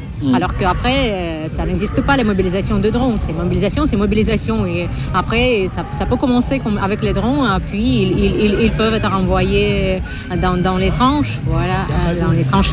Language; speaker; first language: French; non-native, fluent; Russian